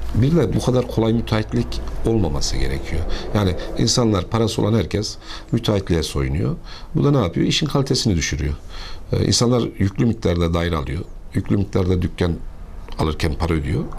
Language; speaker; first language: Turkish; native; Turkish